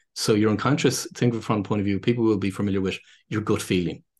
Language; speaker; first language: English; native; English